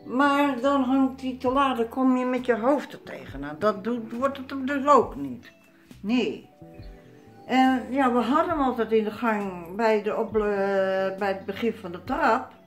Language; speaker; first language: Dutch; native; Dutch